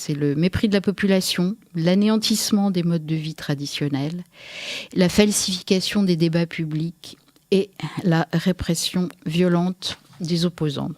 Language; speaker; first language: French; native; French